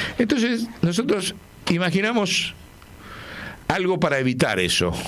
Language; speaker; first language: Spanish; native; Spanish